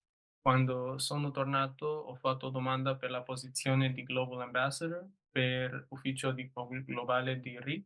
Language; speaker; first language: Italian; non-native, learner; English